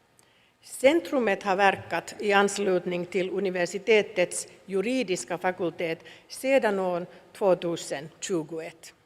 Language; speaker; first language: Swedish; non-native, local second language; Finnish